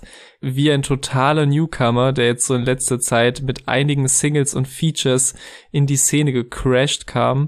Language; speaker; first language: German; native; German